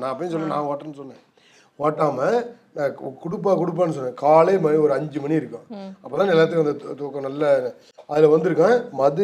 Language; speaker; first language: Tamil; native; Tamil